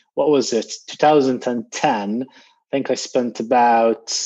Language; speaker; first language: English; non-native, fluent; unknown